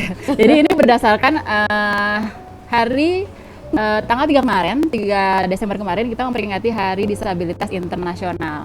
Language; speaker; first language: Indonesian; native; Indonesian